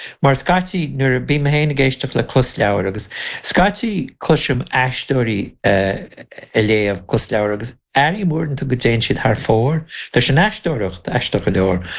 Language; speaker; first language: Irish; non-native, local second language; English